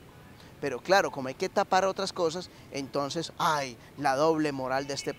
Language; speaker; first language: Spanish; native; Spanish